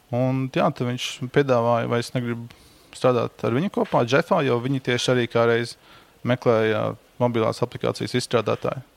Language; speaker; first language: Latvian; native; Latvian